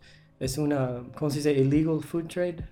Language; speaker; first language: Spanish; non-native, learner; English